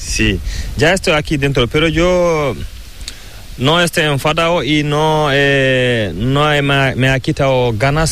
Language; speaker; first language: Spanish; non-native, learner; Fula